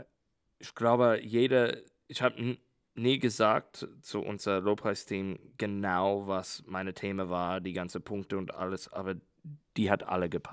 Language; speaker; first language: German; non-native, learner; English